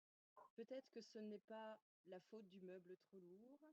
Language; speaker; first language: French; native; French